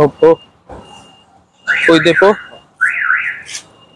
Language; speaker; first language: Filipino; non-native, fluent; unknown